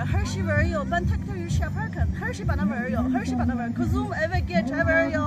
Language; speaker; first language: Turkish; non-native, learner; Chinese